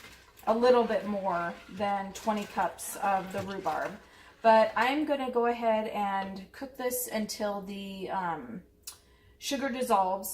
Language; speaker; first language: English; native; English